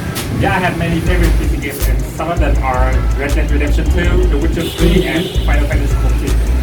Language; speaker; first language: English; non-native, fluent; Vietnamese